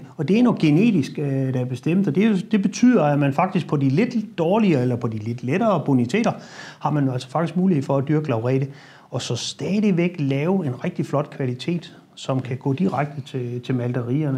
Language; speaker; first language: Danish; native; Danish